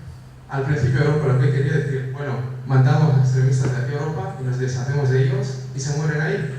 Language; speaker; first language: Spanish; non-native, fluent; Kurdish